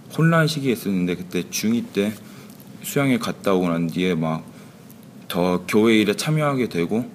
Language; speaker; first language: Korean; early bilingual, heritage; Korean